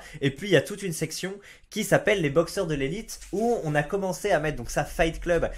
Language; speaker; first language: French; native; French